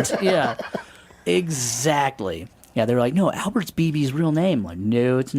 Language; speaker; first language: English; native; English